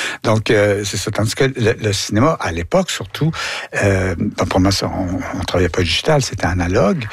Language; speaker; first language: French; native; French